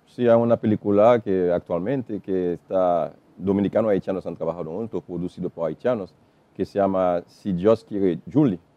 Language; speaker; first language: Spanish; non-native, fluent; Haitian Creole